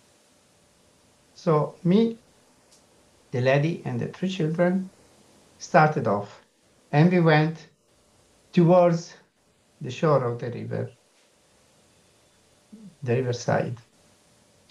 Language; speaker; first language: English; non-native, fluent; Italian